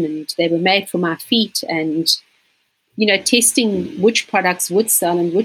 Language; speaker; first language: English; native; English